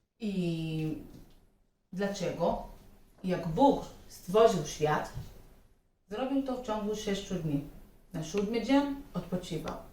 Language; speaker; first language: Polish; non-native, learner; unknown